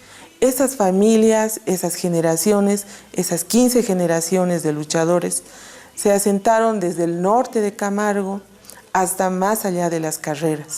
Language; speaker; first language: Spanish; native; Spanish